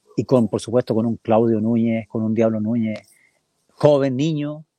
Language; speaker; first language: Spanish; native; Spanish